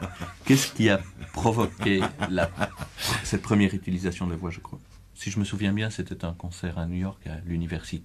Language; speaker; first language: French; native; French